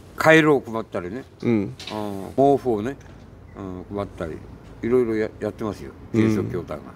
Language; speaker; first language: Japanese; native; Japanese